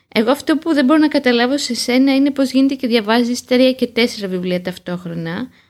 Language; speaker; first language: Greek; native; Greek